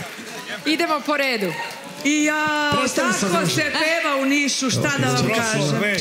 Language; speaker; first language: Serbian; native; Serbian